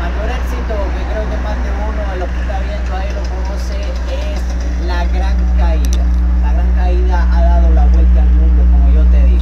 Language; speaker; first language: Spanish; native; Spanish